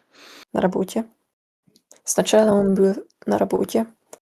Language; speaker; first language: Russian; non-native, learner; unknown